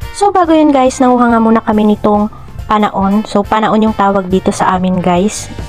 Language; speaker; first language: Filipino; non-native, local second language; Waray